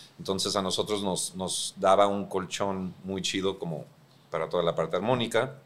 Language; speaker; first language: Spanish; early bilingual, heritage; Spanish